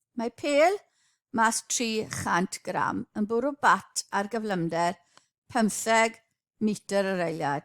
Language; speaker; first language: Welsh; native; Welsh